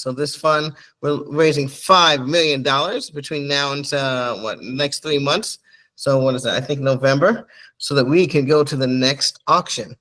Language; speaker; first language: English; native; English